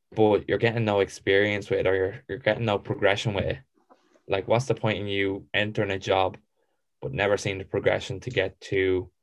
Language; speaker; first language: English; native; English